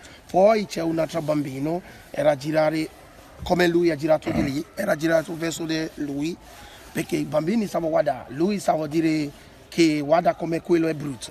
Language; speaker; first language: Italian; non-native, learner; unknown